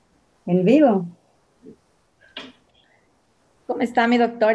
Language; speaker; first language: Spanish; native; Spanish